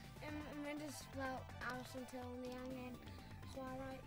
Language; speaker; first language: Welsh; non-native, local second language; English